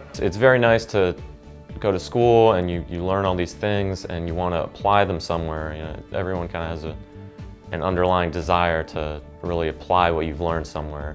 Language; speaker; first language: English; native; English